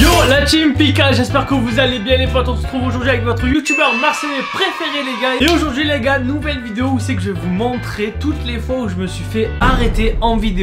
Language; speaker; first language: French; native; French